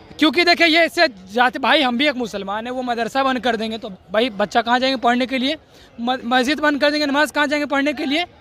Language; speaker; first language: Hindi; native; Hindi